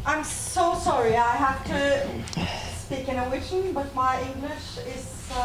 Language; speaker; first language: English; non-native, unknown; Norwegian